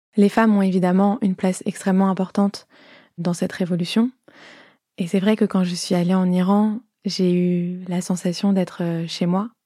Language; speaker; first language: French; native; French